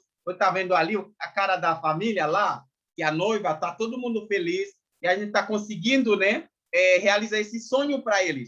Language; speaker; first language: Portuguese; non-native, fluent; Haitian Creole